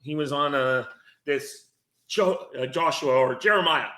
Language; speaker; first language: English; native; English